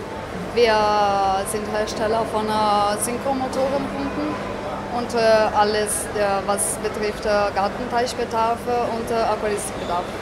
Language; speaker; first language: German; non-native, fluent; Italian